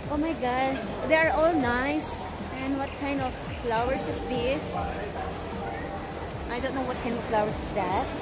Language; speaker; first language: English; non-native, local second language; Filipino